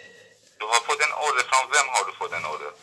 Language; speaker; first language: Swedish; non-native, learner; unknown